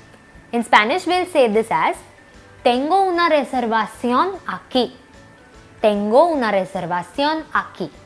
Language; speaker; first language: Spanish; non-native, learner; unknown